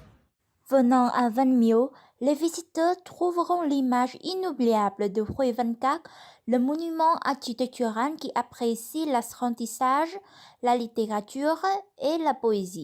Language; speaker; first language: French; non-native, fluent; Vietnamese